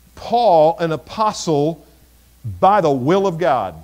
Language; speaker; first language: English; native; English